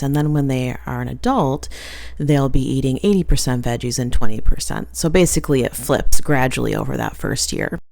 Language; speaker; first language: English; native; English